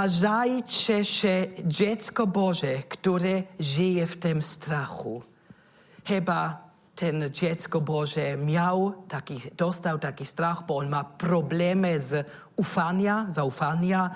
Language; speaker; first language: Polish; non-native, learner; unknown